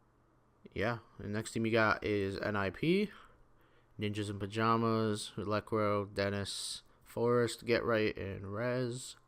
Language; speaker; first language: English; native; English